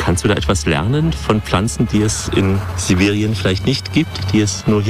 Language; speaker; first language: German; native; German